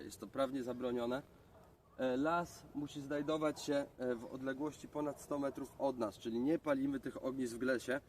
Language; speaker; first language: Polish; native; Polish